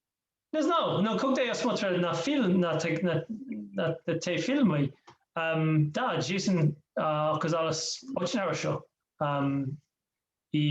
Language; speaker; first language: Russian; non-native, learner; English